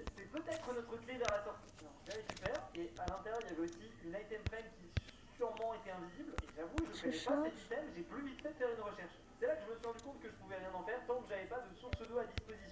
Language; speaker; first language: French; native; French